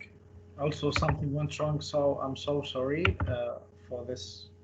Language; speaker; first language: English; non-native, fluent; Arabic